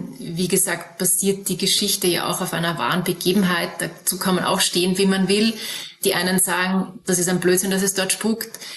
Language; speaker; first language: German; native; German